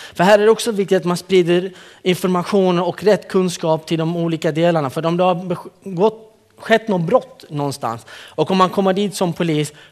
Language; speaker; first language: Swedish; early bilingual, other home language; Central Kurdish